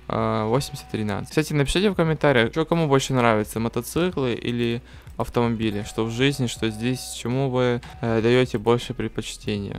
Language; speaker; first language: Russian; native; Russian